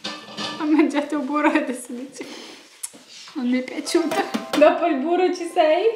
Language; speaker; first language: Italian; non-native, fluent; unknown